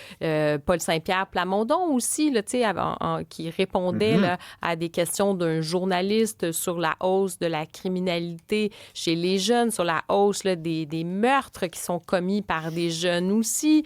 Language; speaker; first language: French; native; French